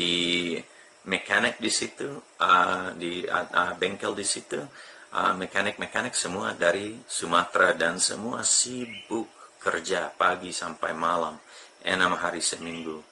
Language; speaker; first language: Indonesian; non-native, fluent; English